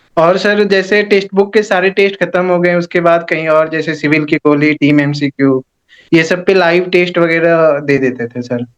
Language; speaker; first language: Hindi; native; Hindi